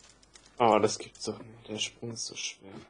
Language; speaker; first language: German; native; German